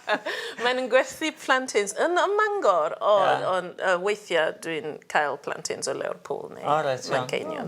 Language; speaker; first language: Welsh; non-native, learner; English